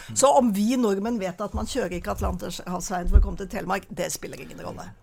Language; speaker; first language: Norwegian; native; Norwegian